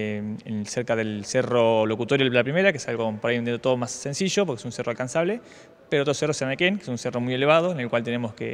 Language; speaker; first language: Spanish; native; Spanish